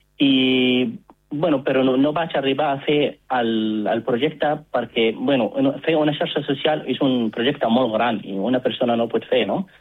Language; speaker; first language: Catalan; non-native, learner; Arabic